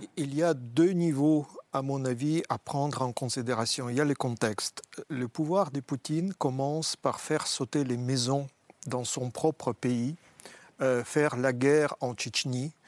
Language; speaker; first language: French; non-native, fluent; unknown